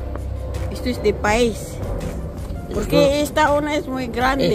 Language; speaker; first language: Spanish; non-native, learner; Filipino